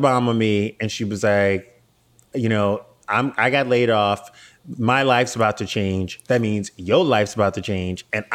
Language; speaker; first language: English; native; English